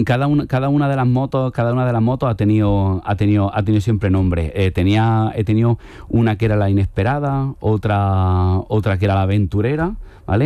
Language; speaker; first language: Spanish; native; Spanish